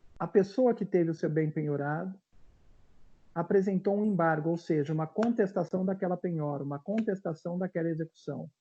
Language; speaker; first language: Portuguese; native; Portuguese